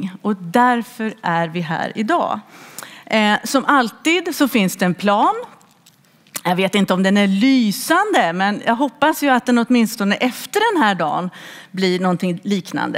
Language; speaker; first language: Swedish; native; Swedish